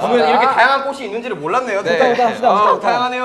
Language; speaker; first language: Korean; native; Korean